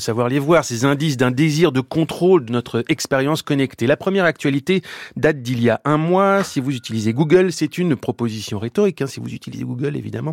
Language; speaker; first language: French; native; French